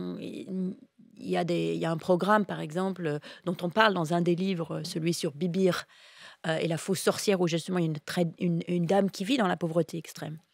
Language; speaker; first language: French; native; French